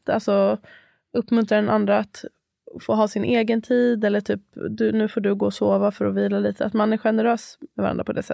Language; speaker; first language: Swedish; native; Swedish